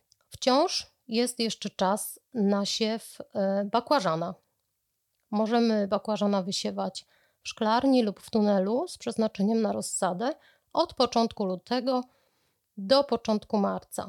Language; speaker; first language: Polish; native; Polish